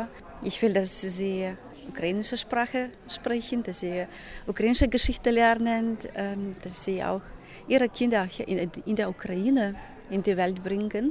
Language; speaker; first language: German; non-native, fluent; Ukrainian